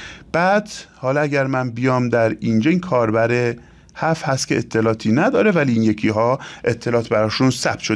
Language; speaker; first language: Persian; native; Persian